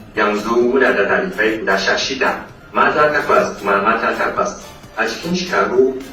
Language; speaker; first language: Hausa; non-native, fluent; Chinese